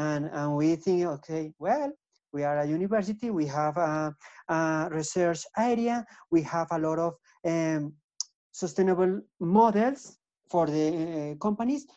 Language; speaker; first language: English; non-native, learner; Spanish